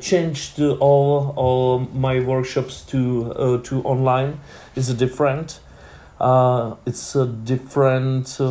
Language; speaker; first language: English; non-native, learner; Czech